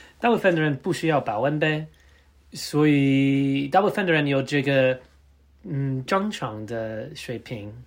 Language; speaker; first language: Chinese; non-native, learner; English